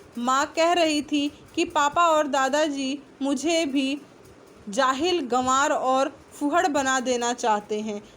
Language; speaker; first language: Hindi; native; Hindi